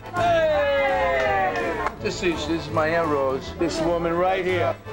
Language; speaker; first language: English; native; English